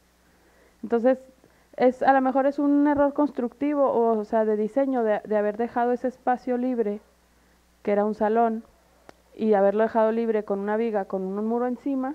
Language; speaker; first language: Spanish; native; Spanish